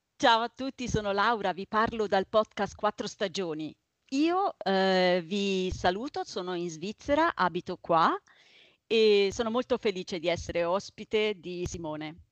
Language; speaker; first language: Italian; native; Italian